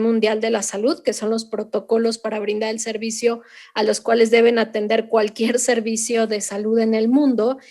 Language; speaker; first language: Spanish; native; Spanish